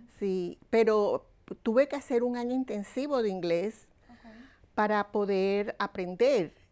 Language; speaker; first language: Spanish; native; Spanish